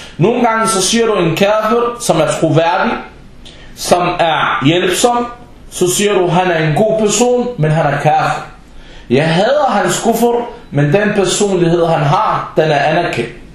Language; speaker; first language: Danish; non-native, local second language; Arabic